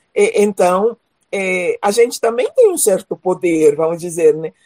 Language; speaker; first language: Portuguese; non-native, fluent; Spanish